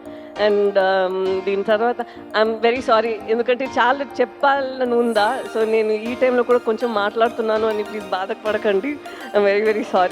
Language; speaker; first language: Telugu; non-native, fluent; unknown